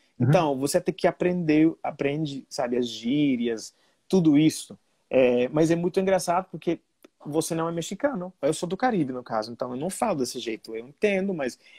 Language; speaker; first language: Portuguese; non-native, fluent; Spanish